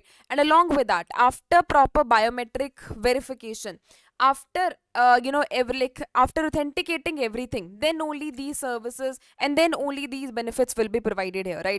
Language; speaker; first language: English; non-native, local second language; Hindi